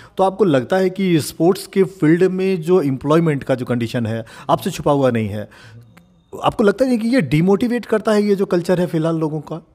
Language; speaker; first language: Hindi; native; Hindi